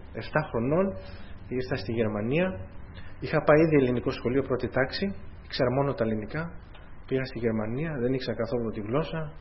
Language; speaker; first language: Greek; early bilingual, heritage; Greek